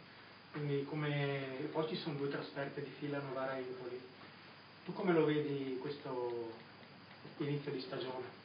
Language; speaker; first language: Italian; native; Italian